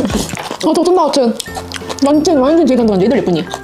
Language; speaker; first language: Chinese; non-native, learner; Korean